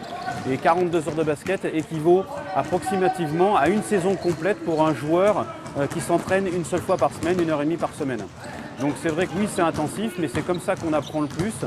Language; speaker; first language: French; native; French